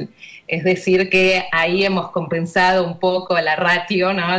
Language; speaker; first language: Spanish; native; Spanish